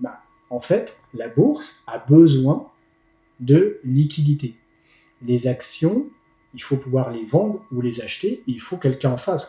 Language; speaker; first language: French; native; French